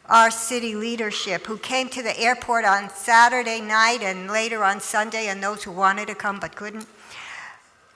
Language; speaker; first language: English; native; English